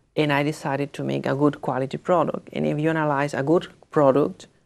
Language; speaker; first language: English; non-native, fluent; Spanish